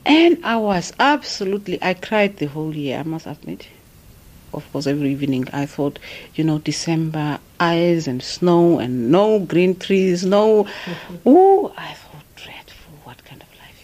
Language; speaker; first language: English; non-native, fluent; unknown